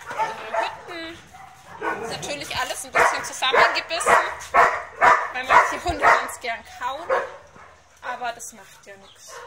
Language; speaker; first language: German; native; German